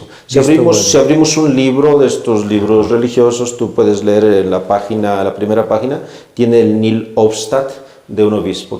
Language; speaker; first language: Spanish; native; Spanish